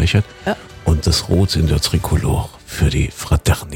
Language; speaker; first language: German; native; German